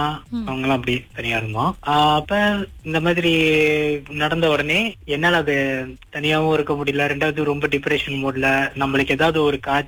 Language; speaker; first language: Tamil; early bilingual, heritage; Tamil